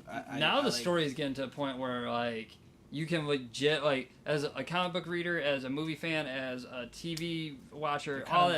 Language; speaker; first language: English; native; English